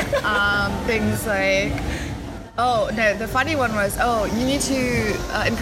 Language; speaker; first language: English; early bilingual, other home language; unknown